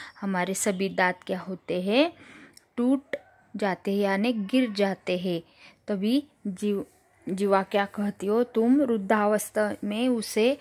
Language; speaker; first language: Hindi; non-native, local second language; Marathi